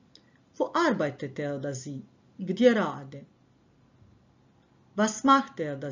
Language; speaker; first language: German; non-native, fluent; Croatian